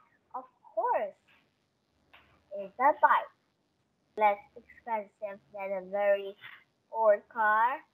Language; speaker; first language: English; non-native, learner; Korean